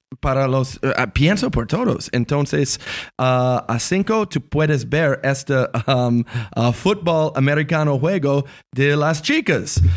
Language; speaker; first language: Spanish; non-native, learner; English